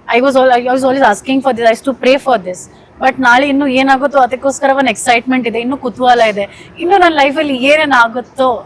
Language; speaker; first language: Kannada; non-native, fluent; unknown